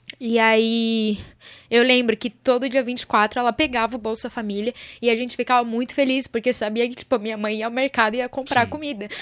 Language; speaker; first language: Portuguese; early bilingual, other home language; Arabic